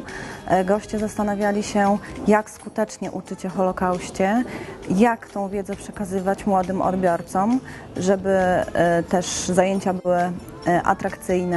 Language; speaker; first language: Polish; native; Polish